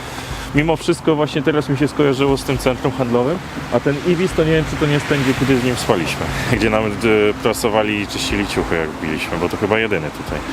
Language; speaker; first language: Polish; native; Polish